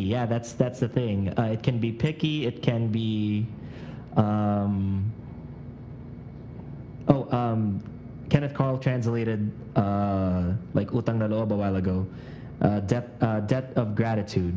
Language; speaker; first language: English; non-native, local second language; Filipino